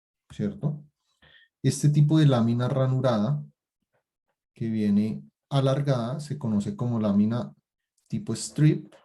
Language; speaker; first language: Spanish; native; Spanish